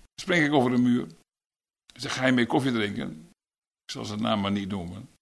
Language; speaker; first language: Dutch; native; Dutch